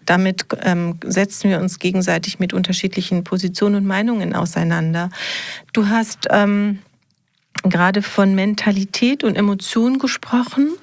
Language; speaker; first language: German; native; German